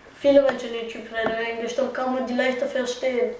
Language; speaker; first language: German; early bilingual, other home language; Bulgarian